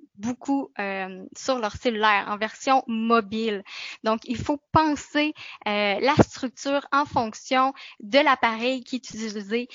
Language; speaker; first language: French; native; French